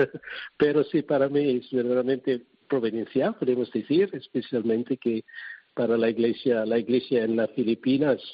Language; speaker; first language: Spanish; non-native, fluent; Cebuano